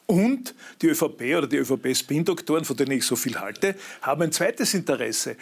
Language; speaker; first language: German; native; German